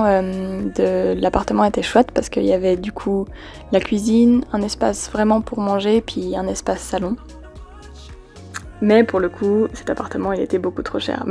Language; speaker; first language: French; native; French